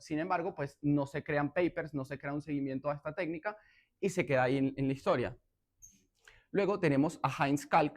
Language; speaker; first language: Spanish; native; Spanish